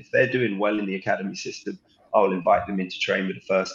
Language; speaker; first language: English; native; English